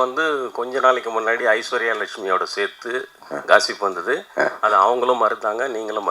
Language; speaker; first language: Tamil; native; Tamil